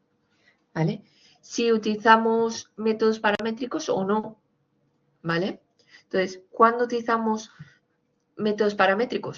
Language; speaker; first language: Spanish; native; Spanish